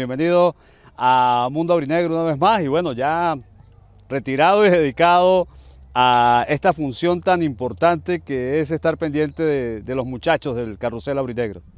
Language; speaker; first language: Spanish; native; Spanish